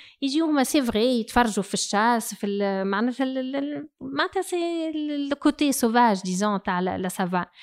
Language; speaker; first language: French; non-native, local second language; Arabic